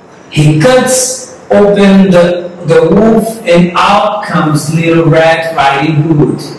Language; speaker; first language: English; non-native, fluent; Portuguese